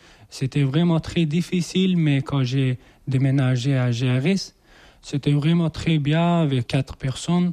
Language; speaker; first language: French; non-native, learner; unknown